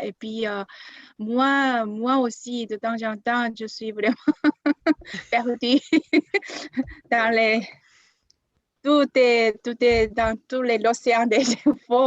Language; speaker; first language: French; non-native, fluent; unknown